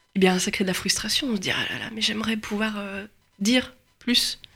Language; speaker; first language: French; native; French